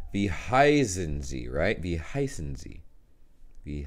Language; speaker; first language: German; non-native, learner; English